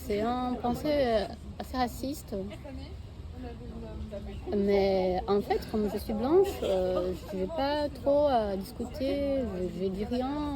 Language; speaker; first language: French; non-native, fluent; Portuguese